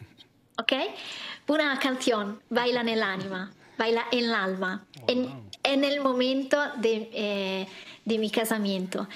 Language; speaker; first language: Spanish; non-native, learner; Italian